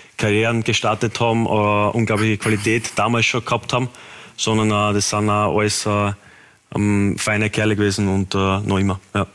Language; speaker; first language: German; native; German